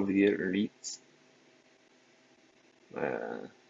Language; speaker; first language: Russian; non-native, learner; English